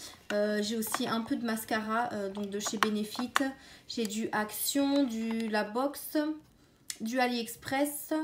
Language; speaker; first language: French; native; French